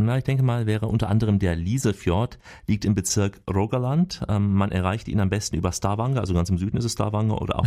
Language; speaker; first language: German; native; German